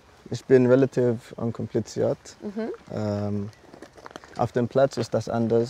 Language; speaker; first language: German; non-native, learner; English